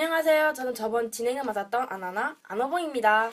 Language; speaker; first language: Korean; native; Korean